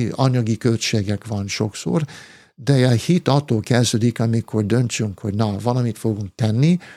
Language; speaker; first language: Hungarian; early bilingual, heritage; English